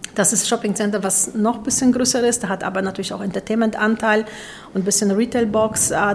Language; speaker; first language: German; non-native, fluent; Polish